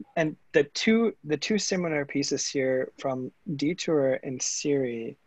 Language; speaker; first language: English; non-native, fluent; German